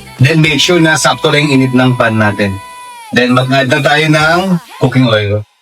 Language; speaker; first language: Filipino; non-native, local second language; Pampanga